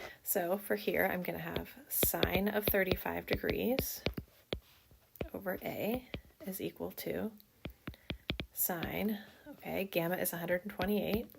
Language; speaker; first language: English; native; English